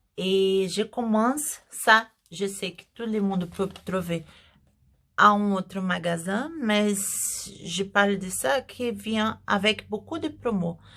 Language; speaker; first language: French; non-native, learner; Portuguese